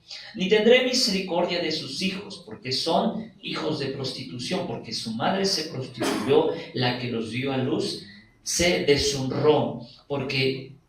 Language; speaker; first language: Spanish; native; Spanish